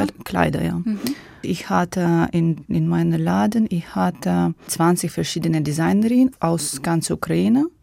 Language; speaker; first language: German; non-native, learner; Ukrainian